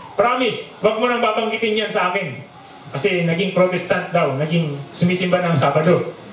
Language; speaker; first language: Filipino; non-native, local second language; Bikol